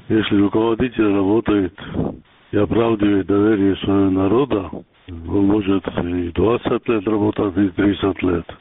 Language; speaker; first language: Russian; non-native, local second language; Georgian